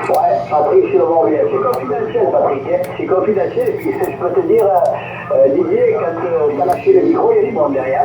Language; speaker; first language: French; native; French